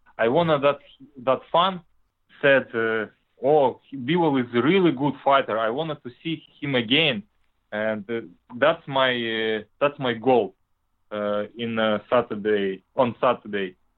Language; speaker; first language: English; non-native, learner; Russian